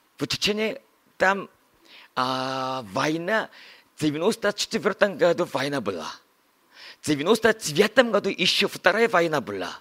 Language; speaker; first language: Russian; non-native, learner; Korean